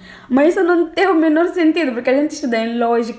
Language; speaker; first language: Portuguese; native; Portuguese